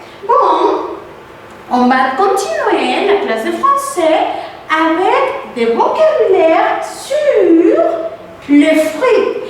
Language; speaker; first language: French; non-native, fluent; Spanish